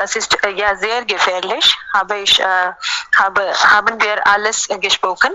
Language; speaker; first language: German; non-native, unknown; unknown